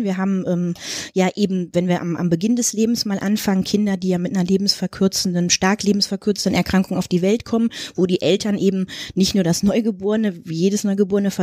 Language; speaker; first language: German; native; German